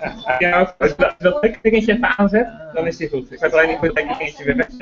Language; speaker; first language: Dutch; native; Dutch